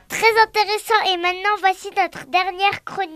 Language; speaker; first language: French; native; French